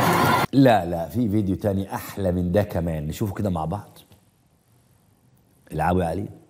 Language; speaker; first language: Arabic; native; Arabic